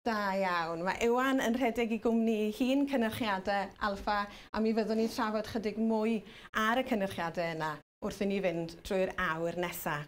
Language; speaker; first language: Welsh; native; Welsh